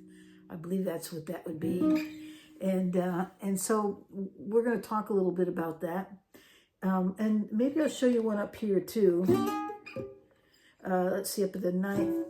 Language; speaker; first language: English; native; English